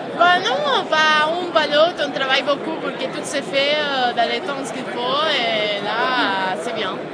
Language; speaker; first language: French; non-native, fluent; Spanish